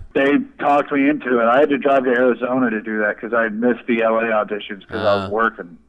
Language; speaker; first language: English; native; English